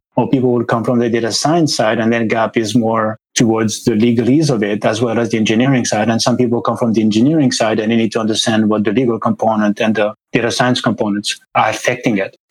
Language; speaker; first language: English; non-native, fluent; French